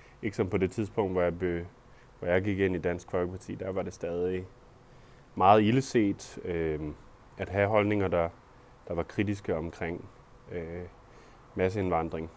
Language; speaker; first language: Danish; native; Danish